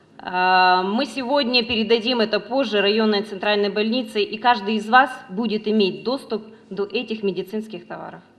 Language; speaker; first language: Russian; native; Russian